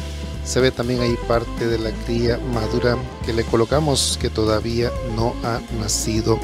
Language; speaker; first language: Spanish; native; Spanish